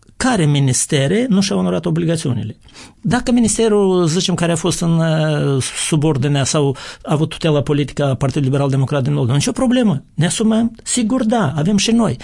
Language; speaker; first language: Romanian; native; Romanian